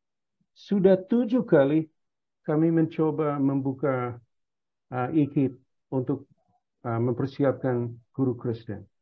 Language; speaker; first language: Indonesian; non-native, fluent; English